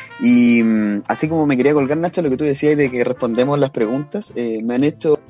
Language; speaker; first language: Spanish; native; Spanish